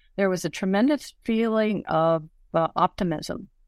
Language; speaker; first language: English; native; English